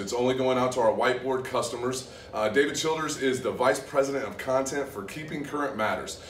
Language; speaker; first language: English; native; English